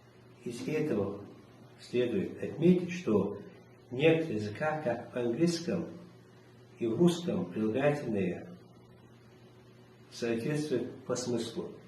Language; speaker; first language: Russian; non-native, local second language; Chechen